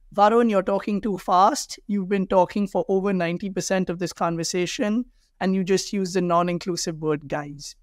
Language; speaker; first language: English; non-native, local second language; Hindi